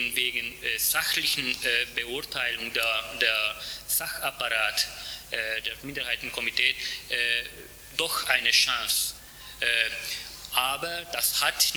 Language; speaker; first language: German; non-native, fluent; Hungarian